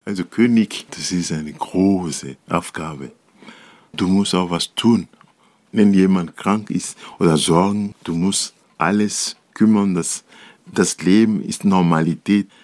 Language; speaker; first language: German; non-native, learner; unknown